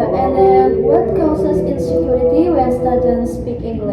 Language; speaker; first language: English; non-native, learner; Indonesian